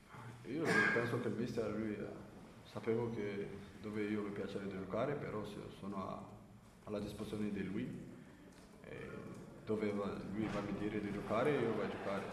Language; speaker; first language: Italian; non-native, learner; French